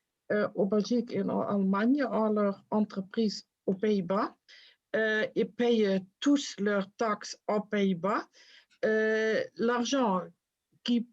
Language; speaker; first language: French; non-native, fluent; Dutch